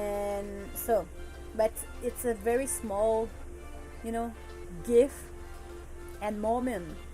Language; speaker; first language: English; non-native, learner; French